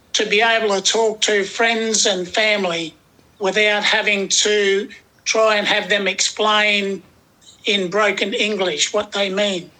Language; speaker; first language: English; native; English